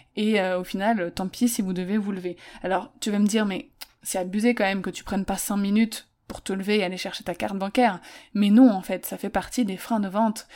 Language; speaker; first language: French; native; French